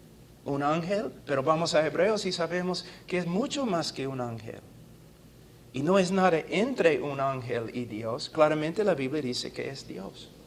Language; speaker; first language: Spanish; non-native, fluent; English